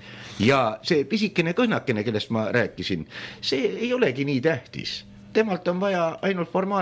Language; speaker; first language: Estonian; native; Estonian